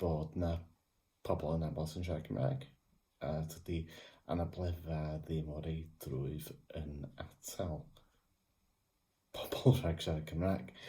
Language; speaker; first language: Welsh; non-native, local second language; English